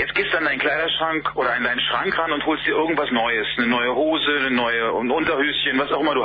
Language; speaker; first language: German; native; German